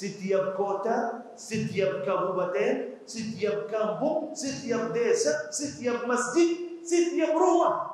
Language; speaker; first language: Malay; non-native, fluent; Arabic